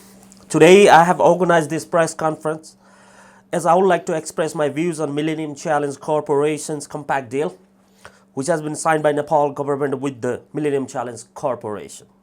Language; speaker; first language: English; non-native, fluent; Nepali